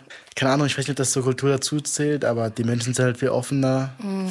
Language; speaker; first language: German; native; German